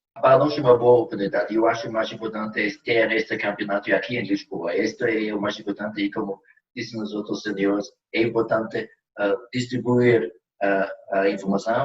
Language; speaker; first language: Portuguese; non-native, fluent; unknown